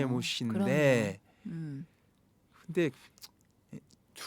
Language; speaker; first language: Korean; native; Korean